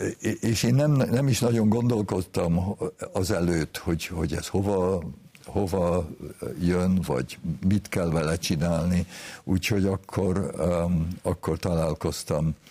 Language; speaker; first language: Hungarian; early bilingual, heritage; Hungarian